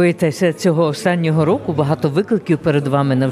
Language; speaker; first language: Ukrainian; early bilingual, heritage; Ukrainian